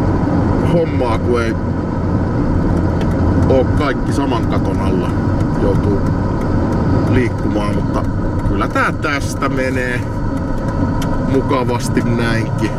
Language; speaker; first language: Finnish; native; Finnish